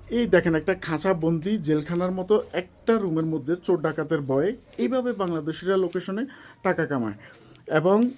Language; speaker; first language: Bangla; native; Bangla